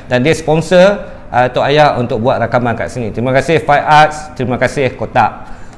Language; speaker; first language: Malay; native; Malay